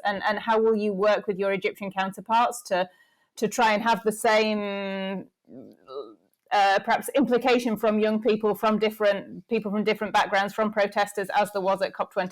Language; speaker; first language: English; native; English